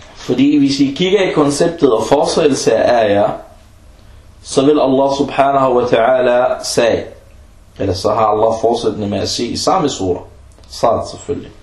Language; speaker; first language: Danish; early bilingual, other home language; Arabic